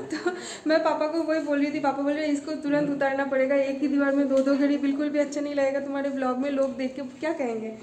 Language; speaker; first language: Hindi; non-native, local second language; Bangla